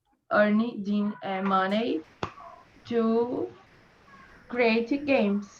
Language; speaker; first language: English; non-native, learner; Portuguese